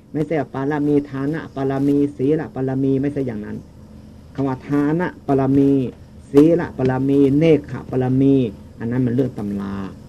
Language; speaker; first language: Thai; native; Thai